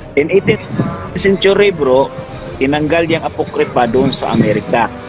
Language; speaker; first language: Filipino; non-native, local second language; Cebuano